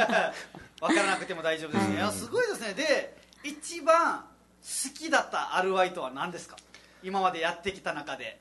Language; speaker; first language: Japanese; non-native, fluent; Nepali